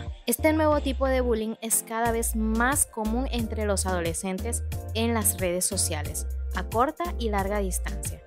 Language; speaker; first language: Spanish; native; Spanish